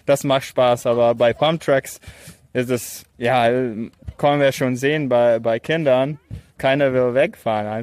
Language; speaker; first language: German; non-native, fluent; Latvian